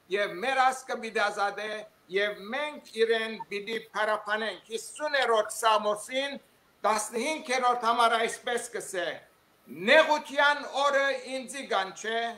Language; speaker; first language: Armenian; early bilingual, heritage; Armenian